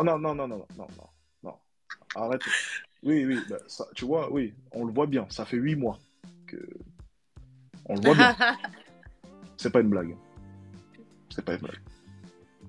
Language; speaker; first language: French; native; French